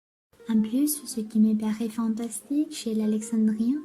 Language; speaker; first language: French; non-native, learner; Romanian